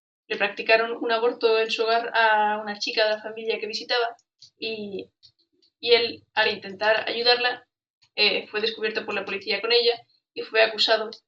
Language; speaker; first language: Spanish; native; Spanish